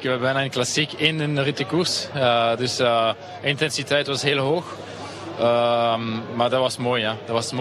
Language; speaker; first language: Dutch; non-native, local second language; French